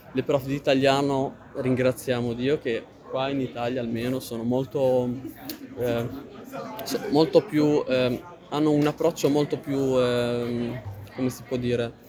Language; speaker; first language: Italian; early bilingual, other home language; Arabic